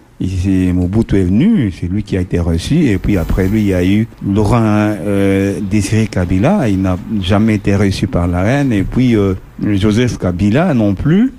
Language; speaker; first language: French; non-native, local second language; Lingala